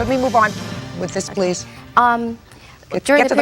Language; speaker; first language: English; native; English